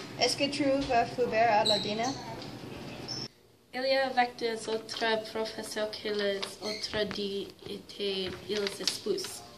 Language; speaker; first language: French; non-native, learner; English